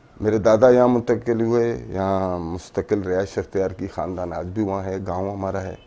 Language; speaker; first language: Urdu; non-native, local second language; Baluchi